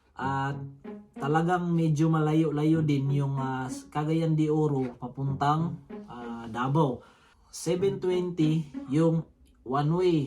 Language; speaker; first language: Filipino; non-native, local second language; Cebuano